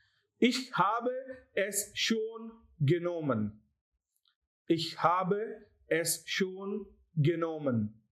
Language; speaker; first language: German; non-native, learner; Gujarati